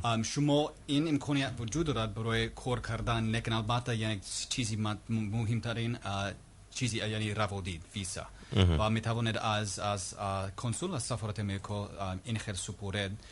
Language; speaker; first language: Persian; non-native, learner; English